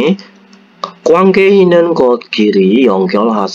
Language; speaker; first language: Korean; non-native, fluent; Indonesian